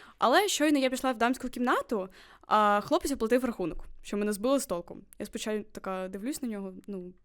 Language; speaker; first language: Ukrainian; native; Ukrainian